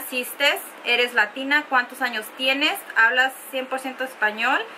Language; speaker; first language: Spanish; early bilingual, heritage; Spanish